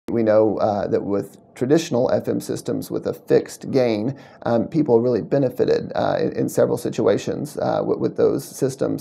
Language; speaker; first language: English; native; English